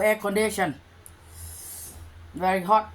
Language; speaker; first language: English; non-native, learner; Thai